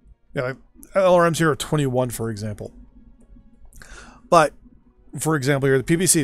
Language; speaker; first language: English; native; English